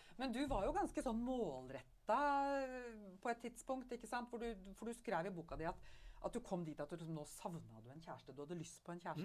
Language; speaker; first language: Norwegian; native; Norwegian